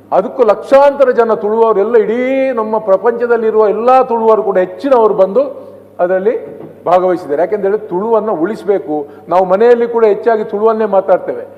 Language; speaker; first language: Kannada; non-native, local second language; Tulu